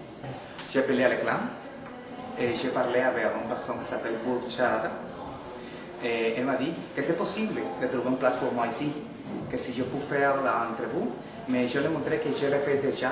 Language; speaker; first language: French; non-native, learner; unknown